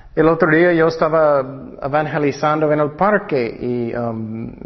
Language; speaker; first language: Spanish; non-native, fluent; English